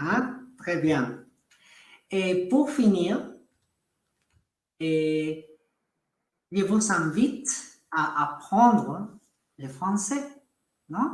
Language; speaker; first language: French; non-native, fluent; Spanish